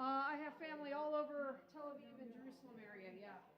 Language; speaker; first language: English; native; English